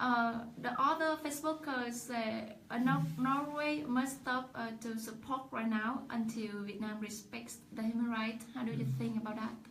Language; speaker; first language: English; non-native, learner; Vietnamese